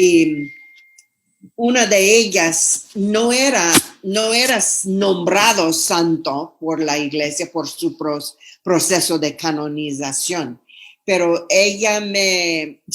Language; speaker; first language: Spanish; non-native, fluent; English